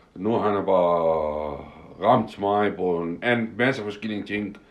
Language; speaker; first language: Danish; non-native, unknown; Arabic